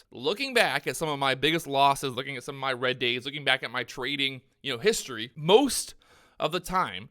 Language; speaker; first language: English; native; English